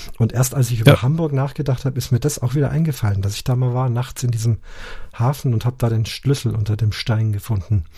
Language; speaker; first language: German; native; German